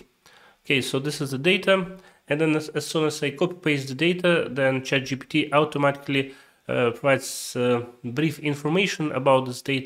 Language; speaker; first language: English; non-native, fluent; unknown